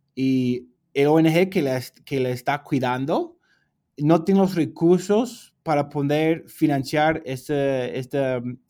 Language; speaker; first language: Spanish; non-native, fluent; English